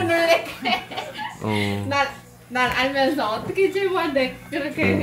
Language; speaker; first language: Korean; non-native, learner; Khmer